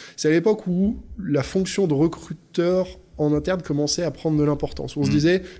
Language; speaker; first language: French; native; French